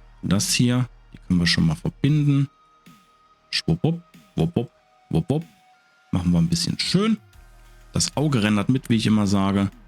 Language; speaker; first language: German; native; German